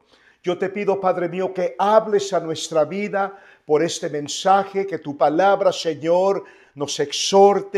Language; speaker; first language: Spanish; native; Spanish